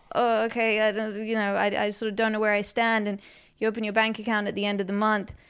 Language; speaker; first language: English; native; English